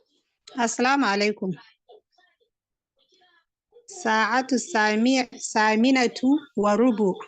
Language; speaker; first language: Arabic; non-native, learner; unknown